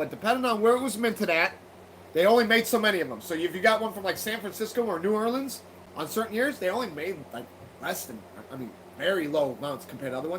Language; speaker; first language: English; native; English